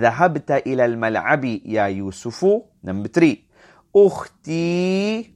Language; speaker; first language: Arabic; non-native, fluent; English